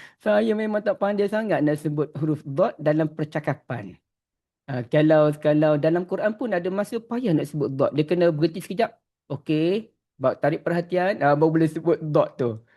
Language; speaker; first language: Malay; native; Malay